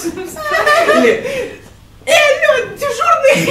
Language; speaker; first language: Russian; native; Russian